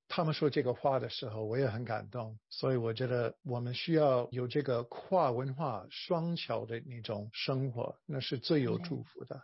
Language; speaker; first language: Chinese; non-native, fluent; English